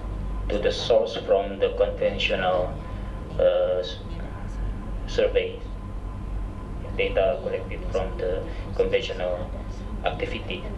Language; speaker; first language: English; non-native, local second language; Indonesian